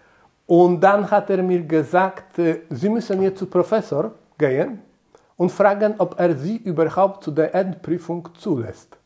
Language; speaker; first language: German; non-native, fluent; Polish